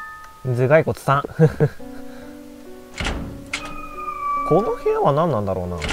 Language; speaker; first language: Japanese; native; Japanese